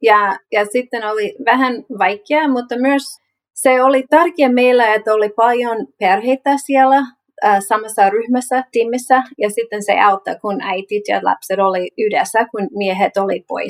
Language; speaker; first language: Finnish; non-native, learner; English